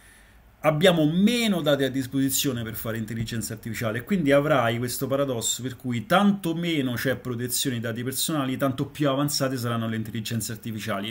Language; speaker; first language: Italian; native; Italian